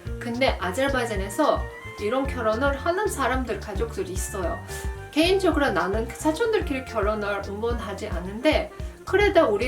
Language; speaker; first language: Korean; non-native, fluent; Azerbaijani